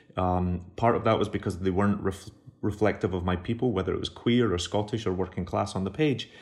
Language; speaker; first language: English; native; English